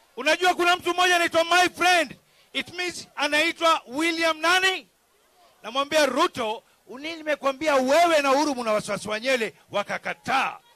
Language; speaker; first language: Swahili; native; Swahili